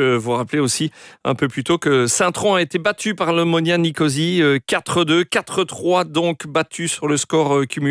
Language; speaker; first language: French; native; French